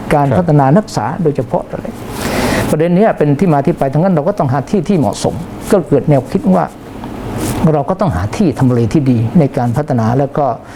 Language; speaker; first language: Thai; non-native, local second language; Malay